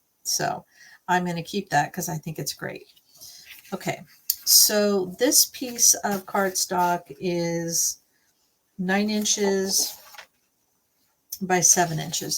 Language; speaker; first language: English; native; English